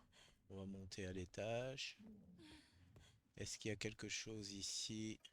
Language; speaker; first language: French; native; French